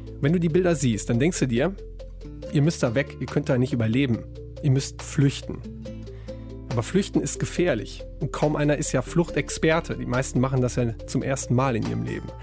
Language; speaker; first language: German; native; German